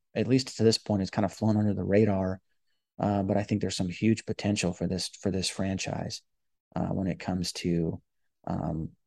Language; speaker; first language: English; native; English